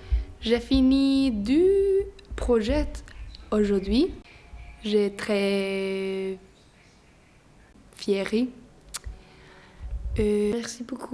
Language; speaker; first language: French; non-native, learner; Icelandic